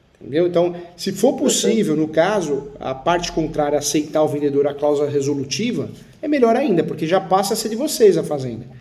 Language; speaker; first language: Portuguese; native; Portuguese